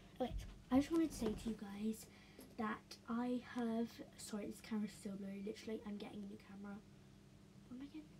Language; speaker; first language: English; native; English